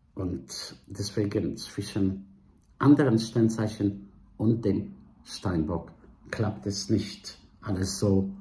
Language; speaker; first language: German; non-native, fluent; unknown